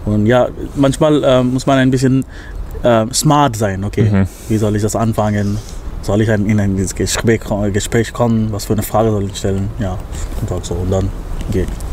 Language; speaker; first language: German; non-native, fluent; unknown